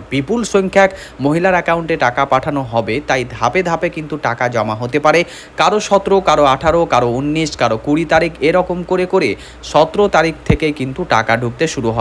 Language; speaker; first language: Bangla; native; Bangla